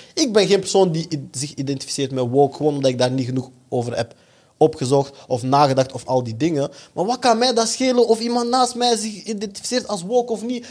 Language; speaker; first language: Dutch; early bilingual, other home language; French